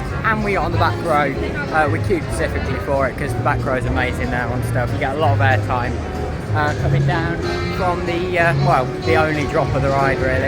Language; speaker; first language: English; native; English